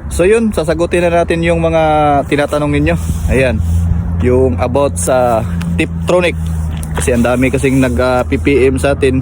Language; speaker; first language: Filipino; native; Filipino